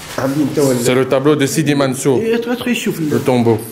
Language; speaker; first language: French; early bilingual, other home language; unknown